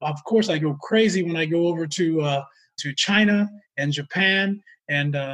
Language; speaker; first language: English; native; English